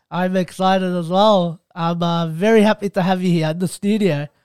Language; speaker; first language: English; early bilingual, other home language; Arabic